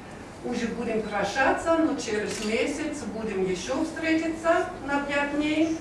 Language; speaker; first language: Russian; non-native, learner; German